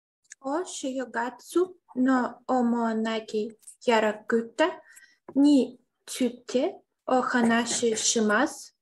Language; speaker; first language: Japanese; non-native, learner; Russian